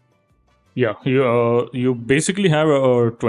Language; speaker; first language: English; non-native, local second language; Hindi